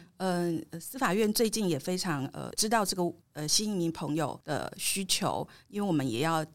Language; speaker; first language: Chinese; native; Chinese